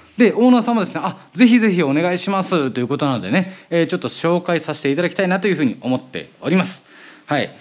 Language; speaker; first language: Japanese; native; Japanese